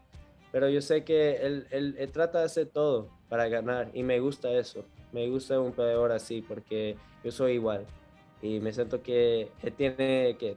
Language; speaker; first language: Spanish; early bilingual, heritage; Spanish